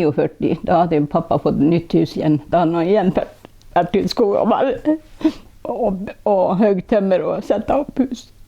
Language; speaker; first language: Norwegian; non-native, local second language; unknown